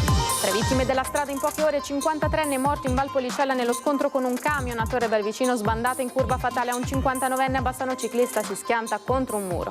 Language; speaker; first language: Italian; native; Italian